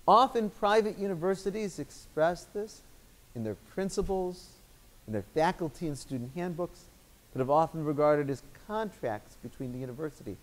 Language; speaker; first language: English; native; English